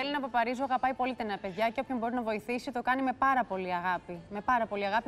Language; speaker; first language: Greek; native; Greek